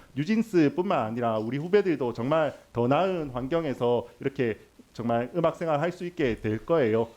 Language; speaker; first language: Korean; native; Korean